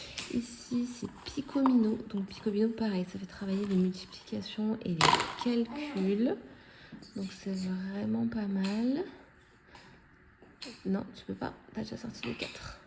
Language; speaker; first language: French; native; French